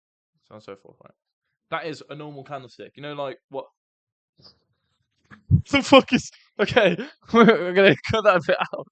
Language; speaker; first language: English; native; English